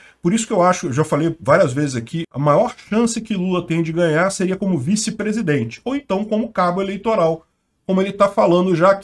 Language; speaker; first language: Portuguese; native; Portuguese